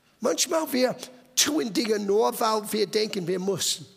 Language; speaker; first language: German; non-native, fluent; English